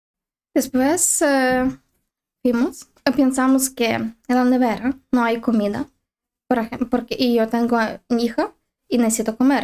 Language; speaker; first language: Spanish; non-native, learner; Ukrainian